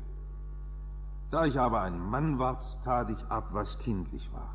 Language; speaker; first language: German; native; German